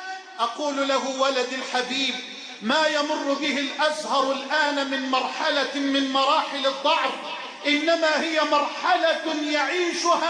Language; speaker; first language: Arabic; native; Arabic